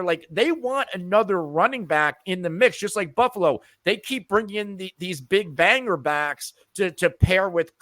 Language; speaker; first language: English; native; English